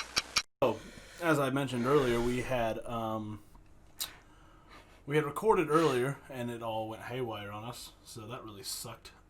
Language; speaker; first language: English; native; English